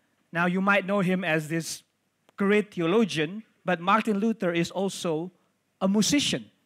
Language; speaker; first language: English; non-native, fluent; Indonesian